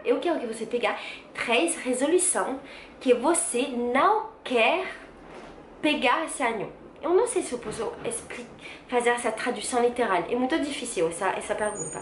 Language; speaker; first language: Portuguese; non-native, learner; French